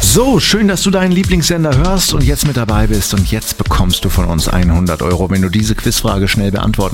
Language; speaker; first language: German; native; German